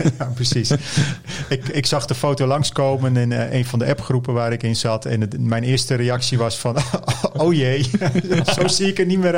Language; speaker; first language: Dutch; native; Dutch